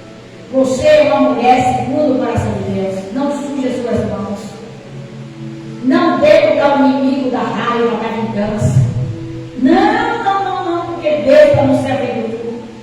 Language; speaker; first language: Portuguese; native; Portuguese